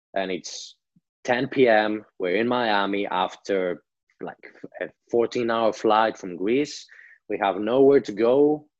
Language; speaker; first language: English; non-native, fluent; Greek